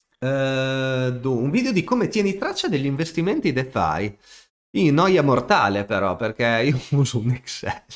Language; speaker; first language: Italian; native; Italian